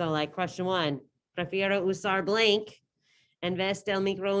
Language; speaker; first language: Spanish; non-native, learner; English